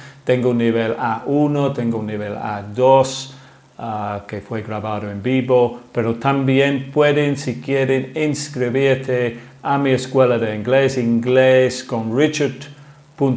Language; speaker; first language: Spanish; non-native, fluent; English